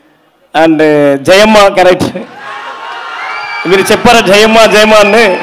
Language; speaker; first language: Telugu; non-native, learner; Tamil